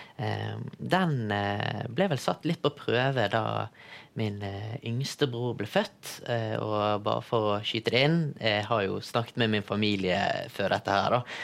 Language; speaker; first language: Norwegian; early bilingual, other home language; Tamil